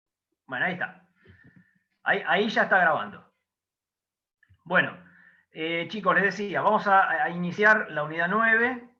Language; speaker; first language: Spanish; native; Spanish